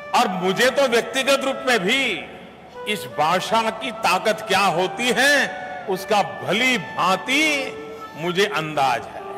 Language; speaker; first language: Hindi; non-native, local second language; Gujarati